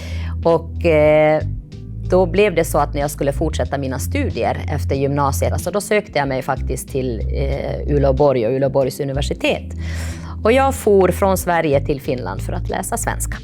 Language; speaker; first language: Swedish; early bilingual, other home language; Finnish